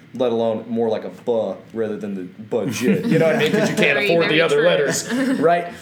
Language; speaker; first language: English; native; English